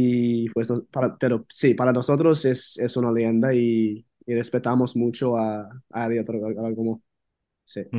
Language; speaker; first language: Spanish; non-native, fluent; English